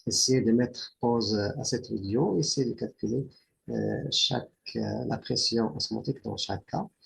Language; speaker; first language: French; non-native, local second language; Arabic